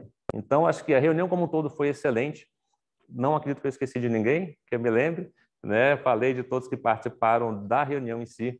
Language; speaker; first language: Portuguese; native; Portuguese